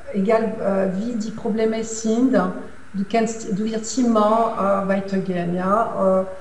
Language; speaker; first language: German; non-native, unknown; French